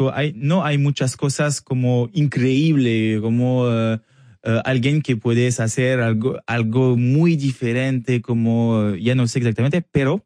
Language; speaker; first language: Spanish; non-native, learner; French